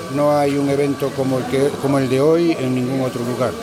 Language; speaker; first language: Spanish; native; Spanish